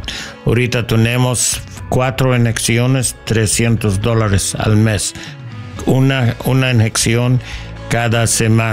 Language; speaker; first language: Spanish; non-native, learner; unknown